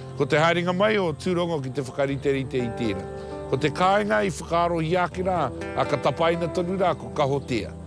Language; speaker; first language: Māori; native; Māori